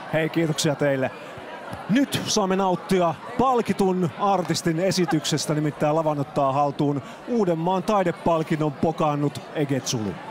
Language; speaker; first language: Finnish; native; Finnish